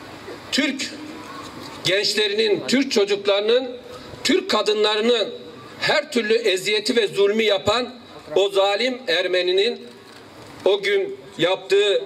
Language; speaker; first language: Turkish; native; Turkish